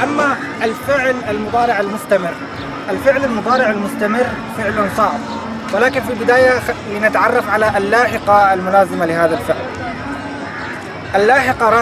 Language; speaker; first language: Arabic; native; Arabic